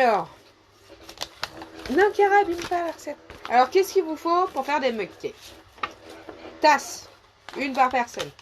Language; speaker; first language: French; native; French